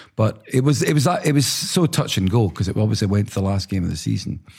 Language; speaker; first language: English; native; English